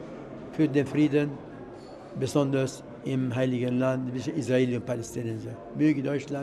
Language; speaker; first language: German; non-native, fluent; Arabic